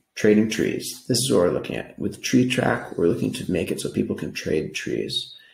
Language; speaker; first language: English; native; English